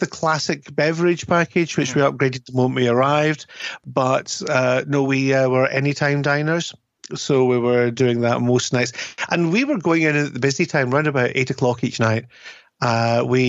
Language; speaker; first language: English; native; English